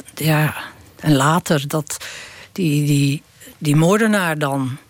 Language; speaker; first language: Dutch; native; Dutch